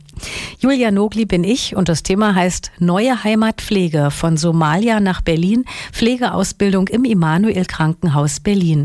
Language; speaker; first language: German; native; German